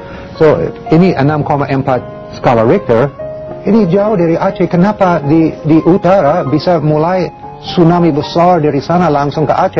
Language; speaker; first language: Indonesian; non-native, learner; English